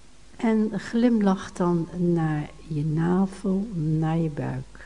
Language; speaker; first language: Dutch; native; Dutch